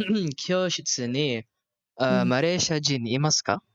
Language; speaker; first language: Japanese; non-native, learner; Malay